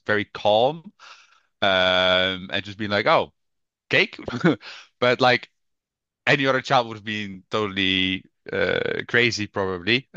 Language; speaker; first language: English; non-native, fluent; Dutch